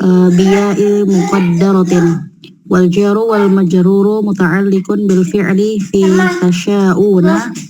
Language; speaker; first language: Arabic; non-native, learner; Indonesian